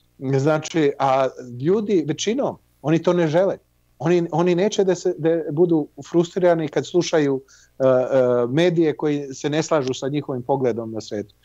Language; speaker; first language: Serbian; early bilingual, heritage; Serbian